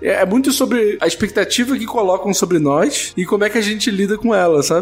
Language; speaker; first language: Portuguese; native; Portuguese